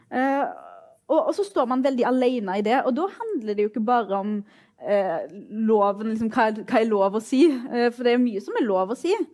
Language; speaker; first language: Norwegian; early bilingual, other home language; Arabic